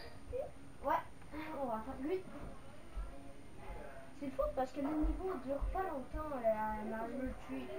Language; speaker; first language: French; native; French